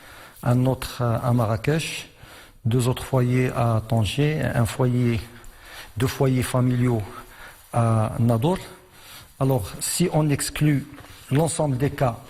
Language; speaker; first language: French; non-native, local second language; Arabic